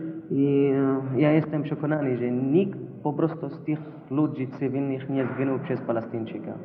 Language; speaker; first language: Polish; non-native, learner; Arabic